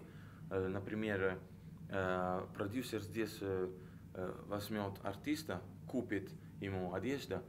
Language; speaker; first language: Russian; non-native, learner; Italian